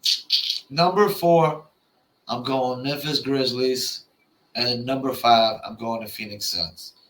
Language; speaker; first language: English; native; English